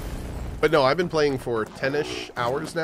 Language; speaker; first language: English; native; English